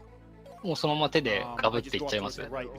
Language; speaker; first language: Japanese; native; Japanese